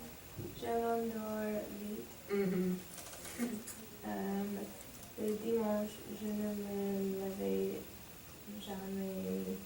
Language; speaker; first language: French; non-native, learner; English